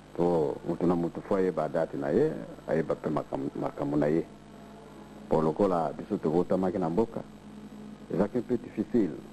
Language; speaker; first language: Lingala; non-native, local second language; Kongo